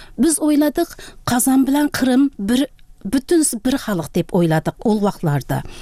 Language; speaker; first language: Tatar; early bilingual, heritage; Tatar